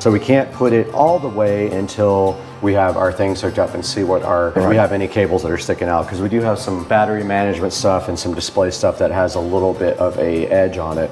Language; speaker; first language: English; native; English